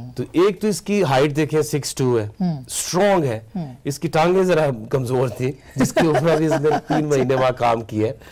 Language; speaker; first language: Urdu; non-native, local second language; Punjabi